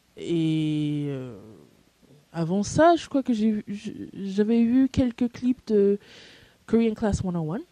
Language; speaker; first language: French; non-native, fluent; English